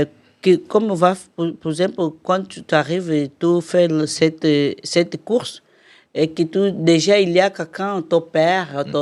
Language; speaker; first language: French; non-native, learner; Portuguese